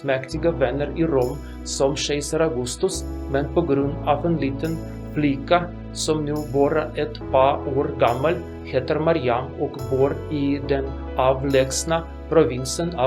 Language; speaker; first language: Swedish; non-native, learner; Russian